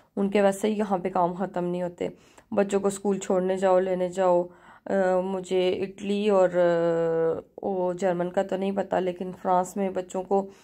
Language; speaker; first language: Urdu; native; Urdu